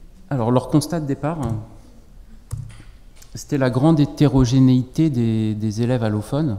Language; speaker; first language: French; native; French